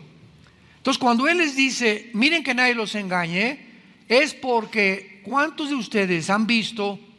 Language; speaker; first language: Spanish; native; Spanish